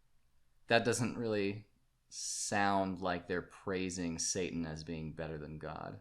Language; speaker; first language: English; native; English